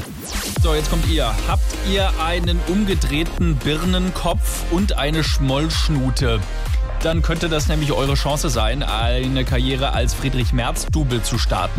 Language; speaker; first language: German; native; German